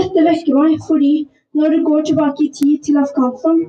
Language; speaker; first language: Norwegian; early bilingual, other home language; Persian